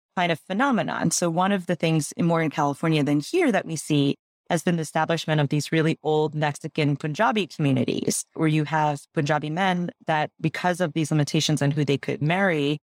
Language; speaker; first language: English; early bilingual, other home language; Gujarati